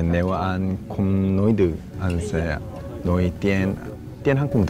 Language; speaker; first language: Vietnamese; non-native, learner; Korean